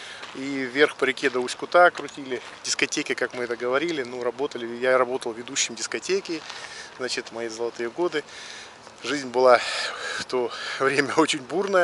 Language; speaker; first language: Russian; native; Russian